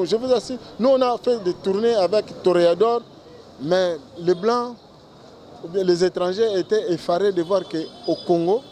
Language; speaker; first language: French; non-native, local second language; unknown